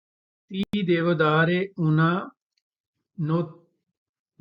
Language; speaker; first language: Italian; non-native, fluent; Urdu